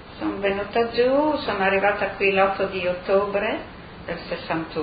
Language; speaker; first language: Italian; non-native, local second language; Friulian